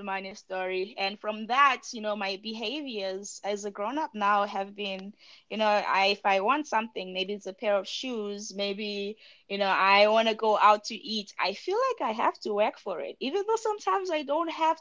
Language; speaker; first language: English; non-native, local second language; Shona